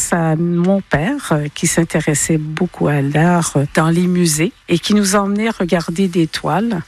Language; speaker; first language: French; native; French